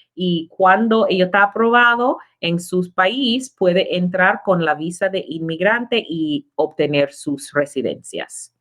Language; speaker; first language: Spanish; non-native, learner; English